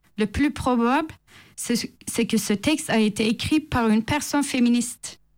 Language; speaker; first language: French; non-native, fluent; Turkish